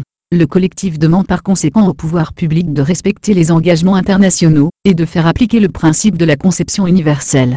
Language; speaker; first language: French; native; French